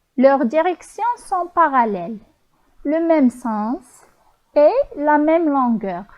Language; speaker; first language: French; non-native, local second language; Arabic